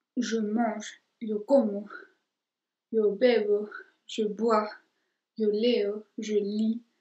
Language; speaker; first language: Spanish; non-native, fluent; French